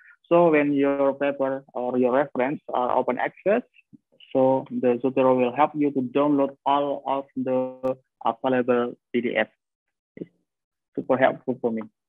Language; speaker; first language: English; non-native, fluent; Indonesian